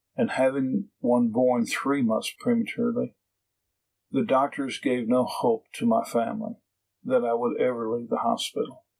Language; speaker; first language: English; native; English